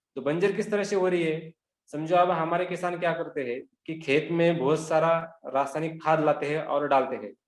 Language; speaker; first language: Hindi; non-native, local second language; Marathi